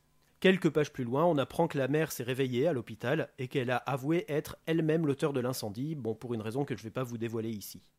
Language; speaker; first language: French; native; French